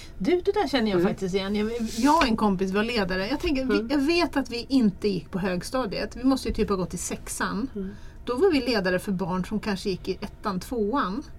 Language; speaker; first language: Swedish; early bilingual, other home language; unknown